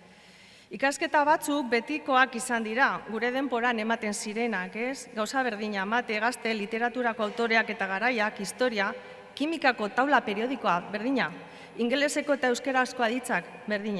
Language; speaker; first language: Basque; native; Basque